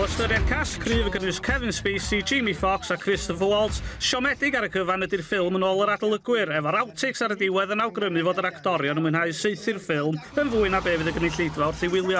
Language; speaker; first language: Welsh; native; Welsh